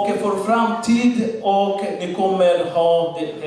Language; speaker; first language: Swedish; non-native, learner; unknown